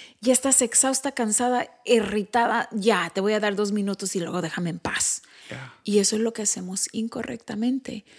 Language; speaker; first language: Spanish; early bilingual, heritage; Spanish